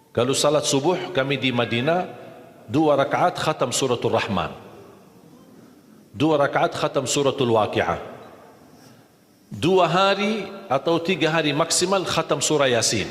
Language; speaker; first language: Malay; non-native, fluent; Arabic